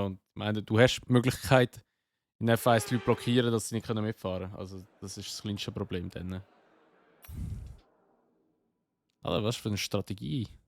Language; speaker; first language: German; native; German